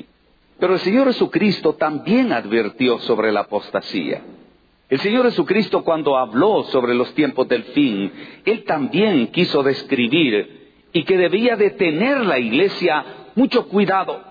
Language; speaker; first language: Spanish; native; Spanish